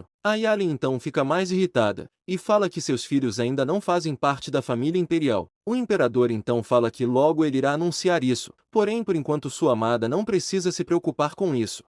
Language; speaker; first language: Portuguese; native; Portuguese